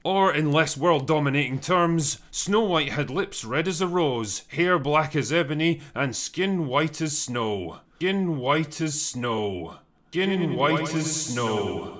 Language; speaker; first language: English; native; English